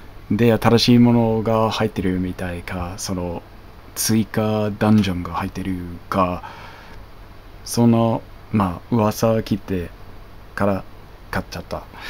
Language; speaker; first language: Japanese; non-native, fluent; English